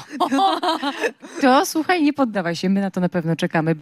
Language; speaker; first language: Polish; native; Polish